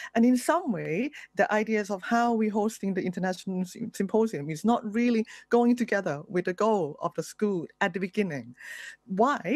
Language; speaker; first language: English; non-native, fluent; Thai